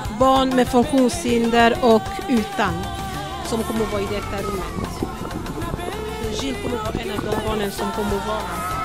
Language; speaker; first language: Swedish; non-native, fluent; Lingala